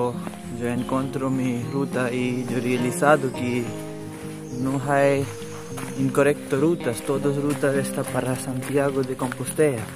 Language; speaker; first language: Spanish; non-native, learner; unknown